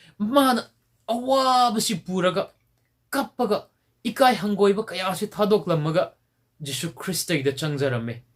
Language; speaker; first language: Manipuri; non-native, local second language; Tangkhul Naga (India)